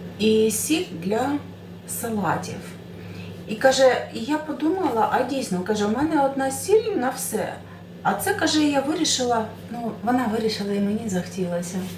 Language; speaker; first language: Ukrainian; native; Ukrainian